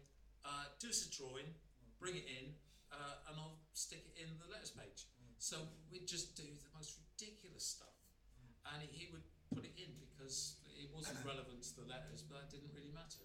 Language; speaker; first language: English; native; English